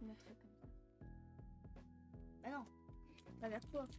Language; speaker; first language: French; native; French